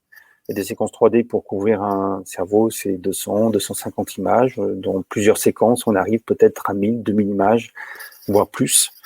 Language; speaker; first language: French; native; French